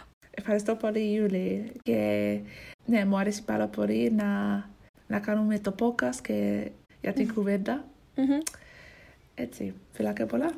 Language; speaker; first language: Greek; non-native, learner; English